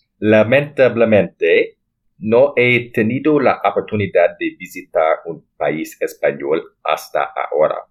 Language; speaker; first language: Spanish; non-native, learner; English